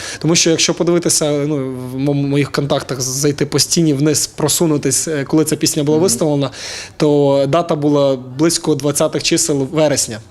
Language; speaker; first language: Ukrainian; native; Ukrainian